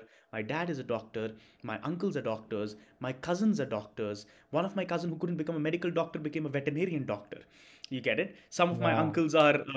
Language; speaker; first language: English; non-native, local second language; Kashmiri